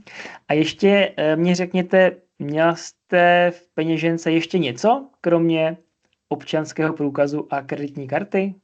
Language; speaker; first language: Czech; non-native, fluent; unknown